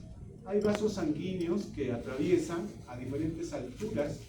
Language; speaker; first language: Spanish; native; Spanish